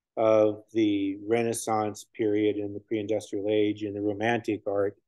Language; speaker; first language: English; native; English